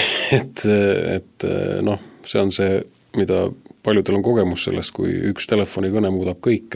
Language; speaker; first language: Estonian; native; Estonian